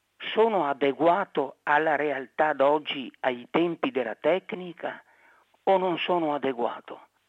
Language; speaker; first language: Italian; native; Italian